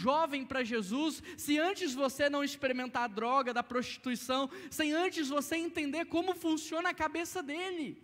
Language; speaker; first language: Portuguese; native; Portuguese